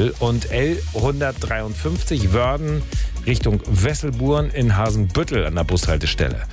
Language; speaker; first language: German; native; German